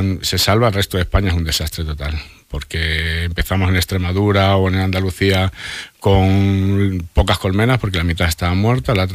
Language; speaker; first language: Spanish; native; Spanish